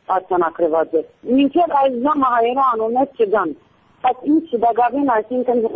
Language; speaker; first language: Armenian; early bilingual, heritage; Armenian